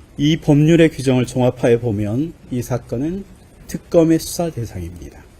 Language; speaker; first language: Korean; native; Korean